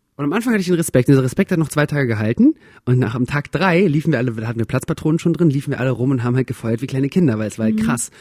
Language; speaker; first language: German; early bilingual, other home language; Russian